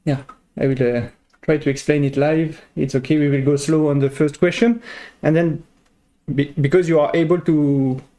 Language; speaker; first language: English; non-native, fluent; French